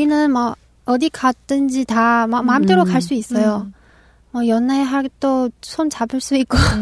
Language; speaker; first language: Korean; non-native, local second language; Chinese